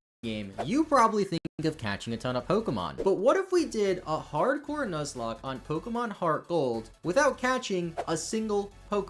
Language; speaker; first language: English; native; English